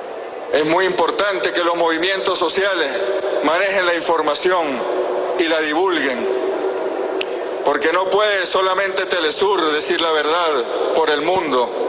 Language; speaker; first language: Spanish; native; Spanish